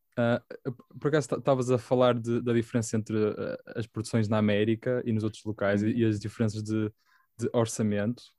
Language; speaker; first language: Portuguese; native; Portuguese